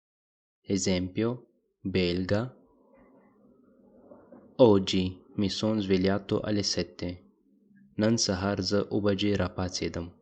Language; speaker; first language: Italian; non-native, fluent; Pashto